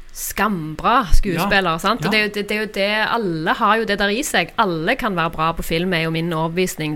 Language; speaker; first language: Norwegian; native; Norwegian